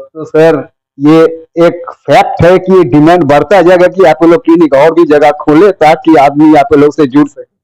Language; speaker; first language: Hindi; non-native, local second language; Bangla